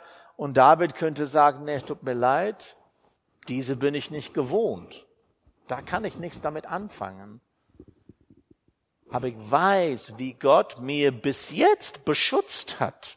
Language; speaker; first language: German; non-native, fluent; English